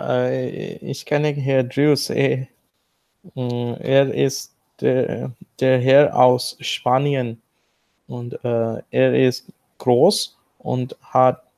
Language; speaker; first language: German; non-native, learner; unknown